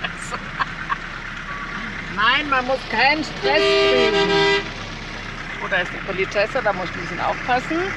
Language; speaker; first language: German; native; German